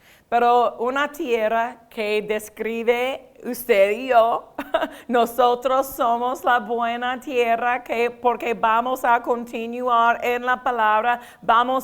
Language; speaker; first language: Spanish; non-native, fluent; English